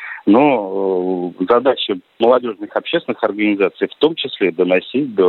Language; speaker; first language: Russian; native; Russian